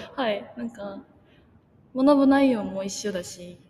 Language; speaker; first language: Japanese; non-native, fluent; Korean